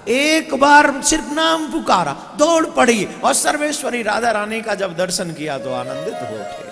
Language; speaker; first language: Hindi; native; Hindi